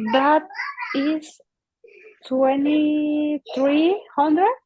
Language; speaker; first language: English; non-native, learner; Spanish